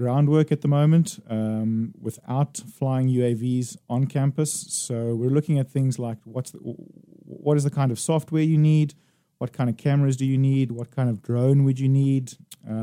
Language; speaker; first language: English; native; English